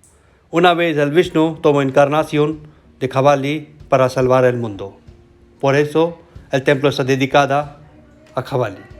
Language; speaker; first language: Spanish; non-native, learner; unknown